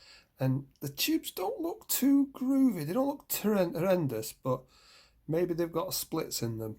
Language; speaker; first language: English; native; English